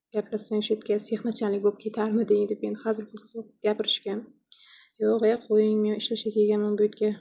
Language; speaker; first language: Uzbek; non-native, local second language; Kyrgyz